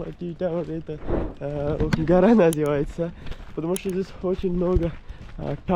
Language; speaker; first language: Russian; non-native, learner; Pashto